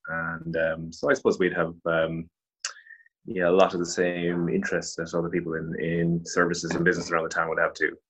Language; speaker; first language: English; native; English